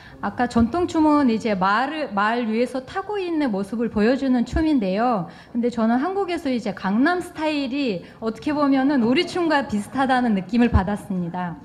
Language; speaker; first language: Korean; non-native, fluent; Kyrgyz